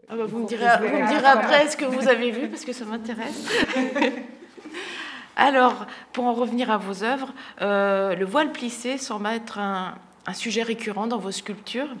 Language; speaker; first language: French; native; French